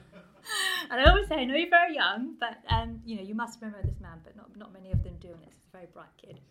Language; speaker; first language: English; native; English